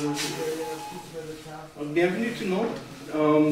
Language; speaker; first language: French; native; French